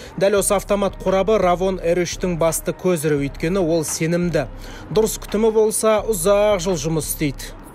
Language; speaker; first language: Kazakh; native; Kazakh